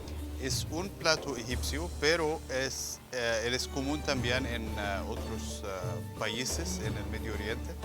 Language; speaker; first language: Spanish; non-native, fluent; Arabic